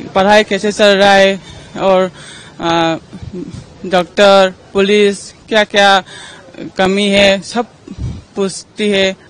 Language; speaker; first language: Hindi; non-native, local second language; Manipuri